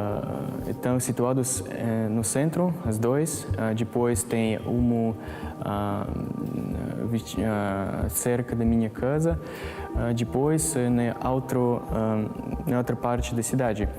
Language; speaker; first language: Portuguese; non-native, fluent; Russian